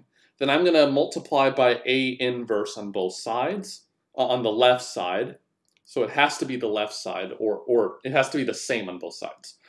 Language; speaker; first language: English; native; English